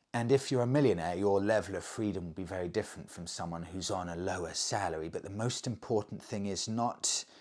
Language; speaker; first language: English; native; English